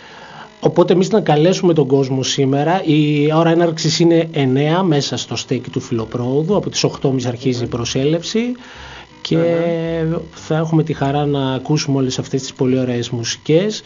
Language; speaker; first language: Greek; native; Greek